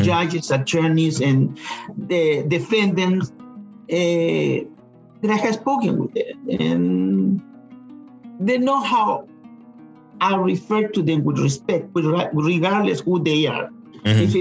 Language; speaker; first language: English; non-native, fluent; Spanish